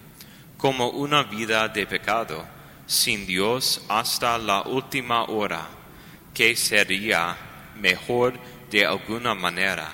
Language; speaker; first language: Spanish; non-native, learner; English